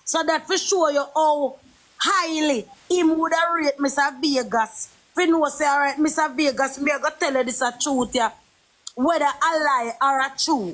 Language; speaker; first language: English; native; English